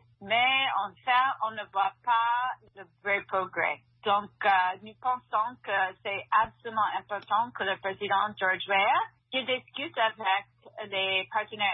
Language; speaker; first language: French; non-native, fluent; English